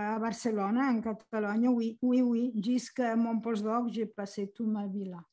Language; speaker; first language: French; non-native, fluent; Spanish